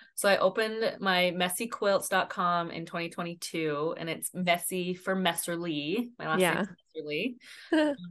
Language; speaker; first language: English; native; English